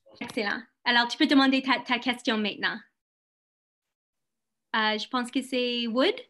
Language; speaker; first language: French; non-native, local second language; English